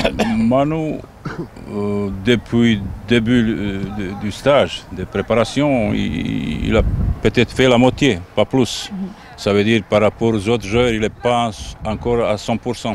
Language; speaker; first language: French; non-native, fluent; Bosnian